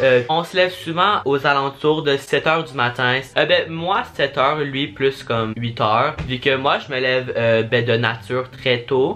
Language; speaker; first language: French; native; French